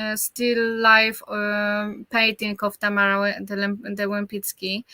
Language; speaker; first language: English; non-native, learner; Polish